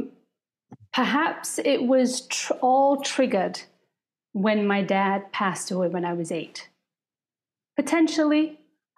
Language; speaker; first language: English; native; English